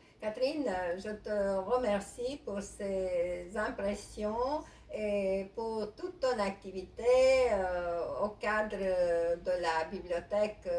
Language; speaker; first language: French; non-native, fluent; Romanian